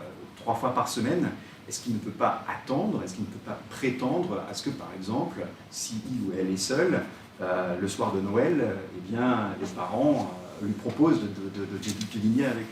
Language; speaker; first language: French; native; French